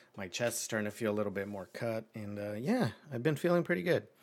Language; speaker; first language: English; early bilingual, other home language; Spanish